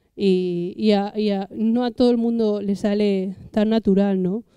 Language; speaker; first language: Spanish; native; Spanish